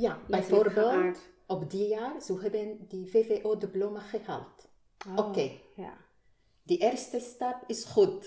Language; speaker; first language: Dutch; non-native, learner; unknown